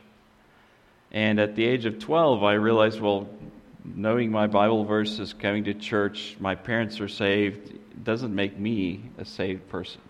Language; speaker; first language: English; non-native, local second language; Afrikaans